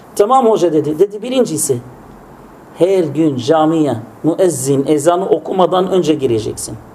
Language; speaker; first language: Turkish; non-native, fluent; Arabic